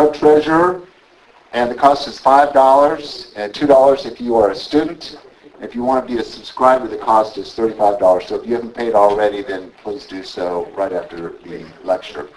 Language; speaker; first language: English; native; English